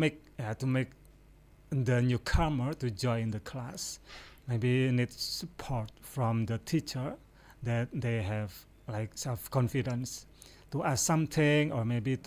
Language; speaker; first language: English; non-native, fluent; Indonesian